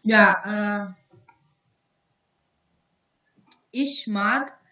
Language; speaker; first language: German; non-native, learner; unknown